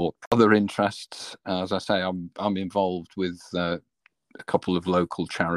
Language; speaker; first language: English; native; English